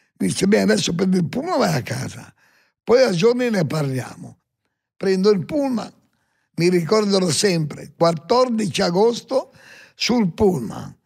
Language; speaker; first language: Italian; native; Italian